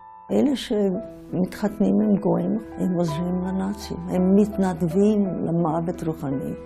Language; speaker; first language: Hebrew; non-native, fluent; Yiddish